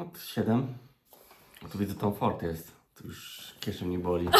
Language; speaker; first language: Polish; native; Polish